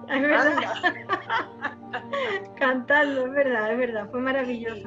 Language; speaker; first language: Spanish; native; Spanish